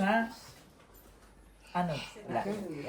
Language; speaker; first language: French; non-native, local second language; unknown